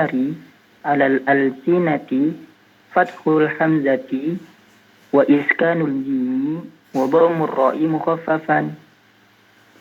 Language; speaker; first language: Arabic; non-native, fluent; Indonesian